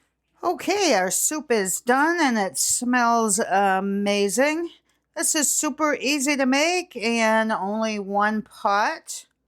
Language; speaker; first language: English; native; English